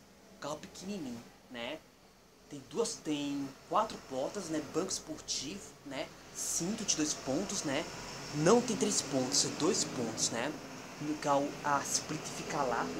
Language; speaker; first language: Portuguese; native; Portuguese